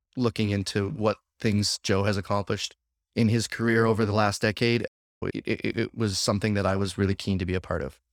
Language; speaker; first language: English; native; English